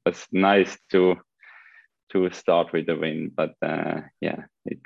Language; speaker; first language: English; non-native, fluent; Swiss German